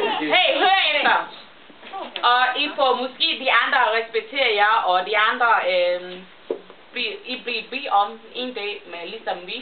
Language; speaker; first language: Danish; non-native, learner; Burmese